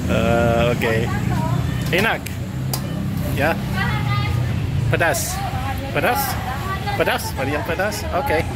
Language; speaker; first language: Indonesian; non-native, learner; Arabic